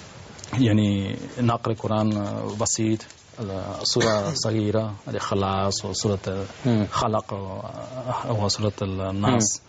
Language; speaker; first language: Arabic; non-native, learner; Spanish